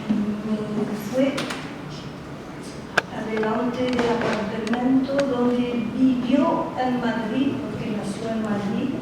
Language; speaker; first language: Spanish; non-native, learner; French